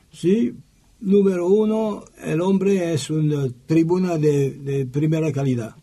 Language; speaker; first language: Spanish; non-native, learner; French